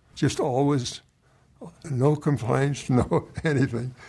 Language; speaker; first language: English; native; English